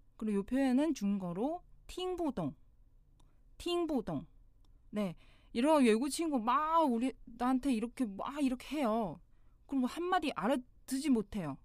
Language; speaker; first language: Korean; non-native, fluent; Chinese